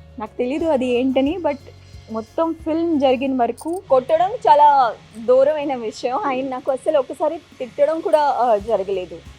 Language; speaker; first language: Telugu; non-native, fluent; Marathi